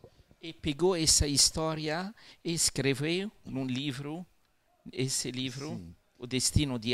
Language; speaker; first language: Portuguese; non-native, local second language; Arabic